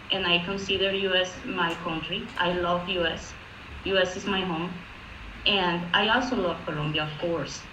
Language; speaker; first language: English; non-native, fluent; Spanish